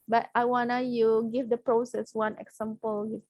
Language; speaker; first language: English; non-native, fluent; Indonesian